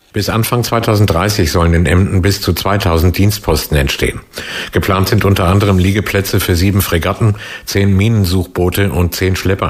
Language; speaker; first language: German; native; German